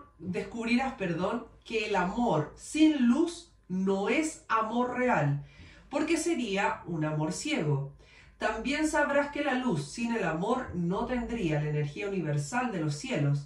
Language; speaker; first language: Spanish; native; Spanish